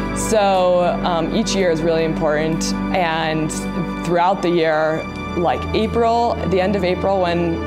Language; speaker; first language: English; native; English